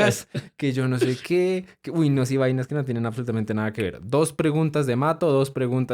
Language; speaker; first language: Spanish; native; Spanish